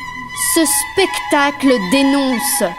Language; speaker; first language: French; native; French